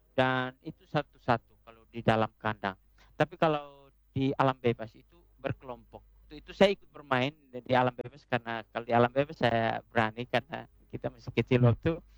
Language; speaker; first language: Indonesian; non-native, local second language; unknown